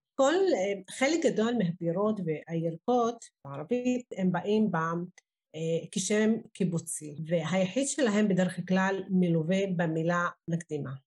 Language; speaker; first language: Hebrew; non-native, local second language; Arabic